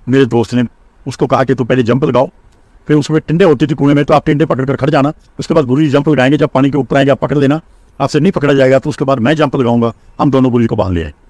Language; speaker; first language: Hindi; non-native, local second language; Punjabi